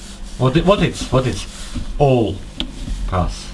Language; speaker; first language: English; non-native, learner; Russian